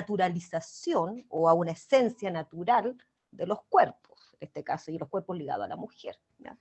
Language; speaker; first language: Spanish; native; Spanish